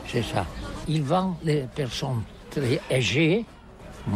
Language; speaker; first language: French; non-native, learner; Catalan